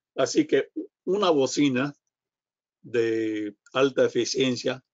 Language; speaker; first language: Spanish; non-native, fluent; English